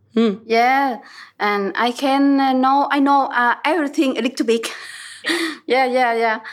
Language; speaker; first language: English; non-native, learner; Vietnamese